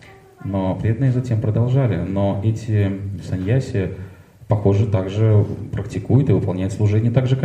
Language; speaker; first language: Russian; native; Russian